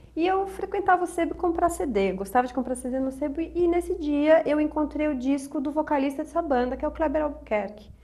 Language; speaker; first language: Portuguese; native; Portuguese